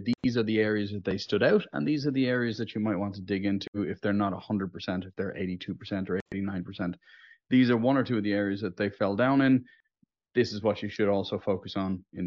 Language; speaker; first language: English; native; English